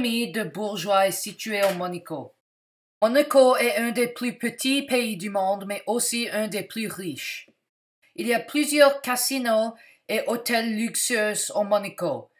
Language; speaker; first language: French; non-native, learner; English